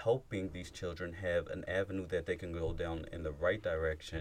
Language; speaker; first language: English; native; English